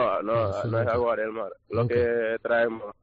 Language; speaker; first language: Spanish; non-native, learner; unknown